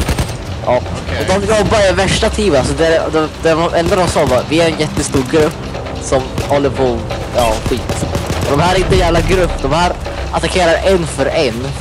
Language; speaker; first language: Swedish; native; Swedish